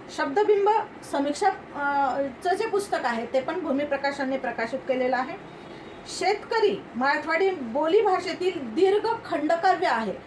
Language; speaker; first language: Marathi; native; Marathi